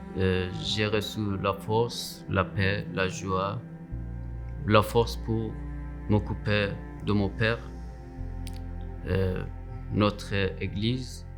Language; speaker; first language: French; non-native, learner; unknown